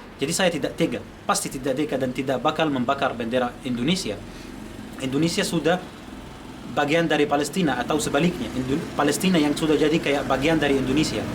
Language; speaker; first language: Indonesian; non-native, fluent; Arabic